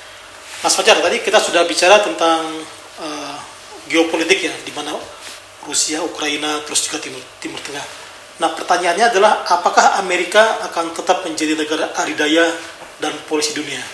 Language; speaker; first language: Indonesian; native; Indonesian